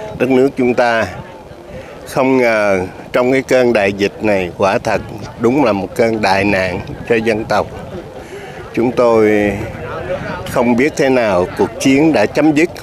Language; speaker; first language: Vietnamese; native; Vietnamese